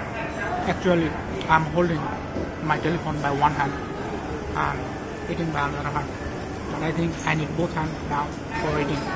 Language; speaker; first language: English; non-native, learner; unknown